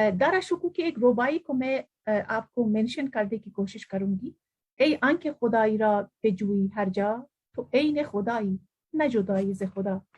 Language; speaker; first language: Urdu; non-native, fluent; Persian